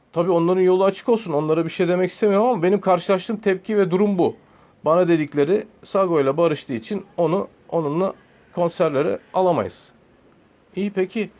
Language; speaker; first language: Turkish; early bilingual, heritage; Turkish